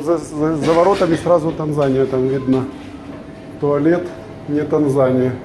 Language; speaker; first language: Russian; native; Russian